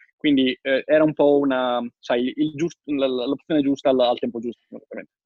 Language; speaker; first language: Italian; native; Italian